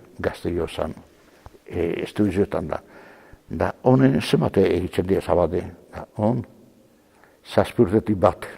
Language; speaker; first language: Basque; native; Basque